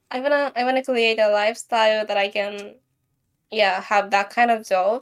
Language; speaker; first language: English; non-native, fluent; Japanese